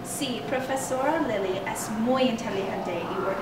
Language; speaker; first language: Spanish; non-native, learner; English